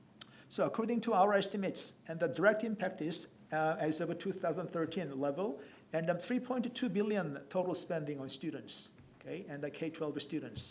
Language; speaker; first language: English; non-native, fluent; Korean